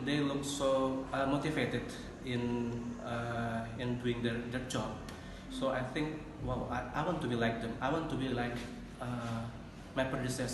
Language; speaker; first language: English; non-native, learner; Indonesian